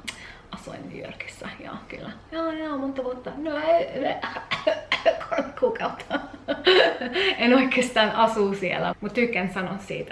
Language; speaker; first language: Finnish; non-native, learner; English